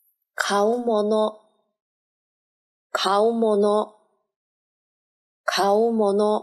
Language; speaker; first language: Japanese; non-native, learner; Chinese